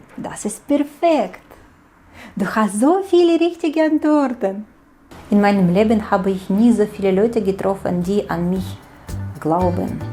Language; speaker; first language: German; non-native, learner; Ukrainian